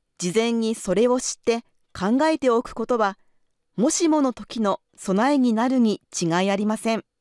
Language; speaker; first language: Japanese; native; Japanese